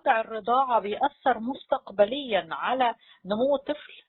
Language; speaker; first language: Arabic; native; Arabic